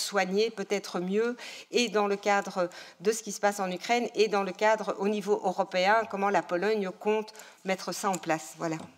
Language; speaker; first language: French; native; French